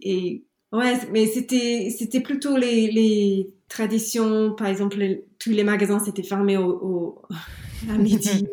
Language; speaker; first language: French; non-native, fluent; English